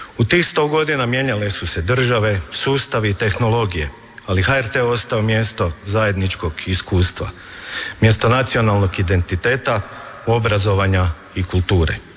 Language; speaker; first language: Croatian; native; Croatian